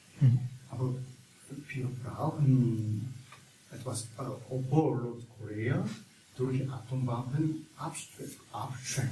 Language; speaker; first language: German; non-native, learner; Korean